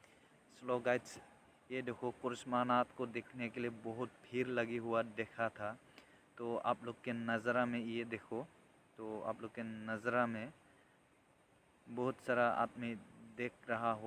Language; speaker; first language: Hindi; non-native, local second language; Bodo